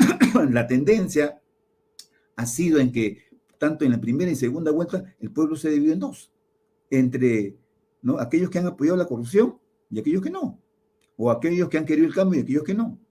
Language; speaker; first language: Spanish; native; Spanish